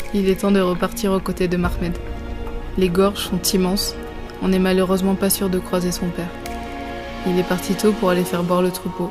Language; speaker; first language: French; native; French